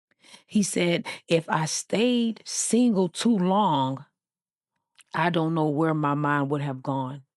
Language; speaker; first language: English; native; English